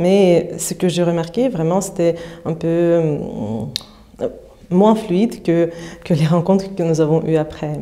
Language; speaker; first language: French; non-native, fluent; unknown